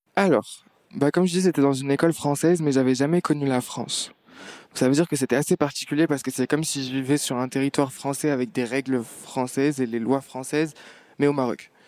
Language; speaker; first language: French; non-native, local second language; Arabic